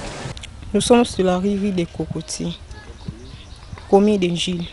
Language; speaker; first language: French; non-native, local second language; Lingala